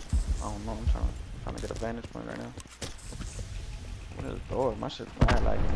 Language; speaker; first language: English; native; English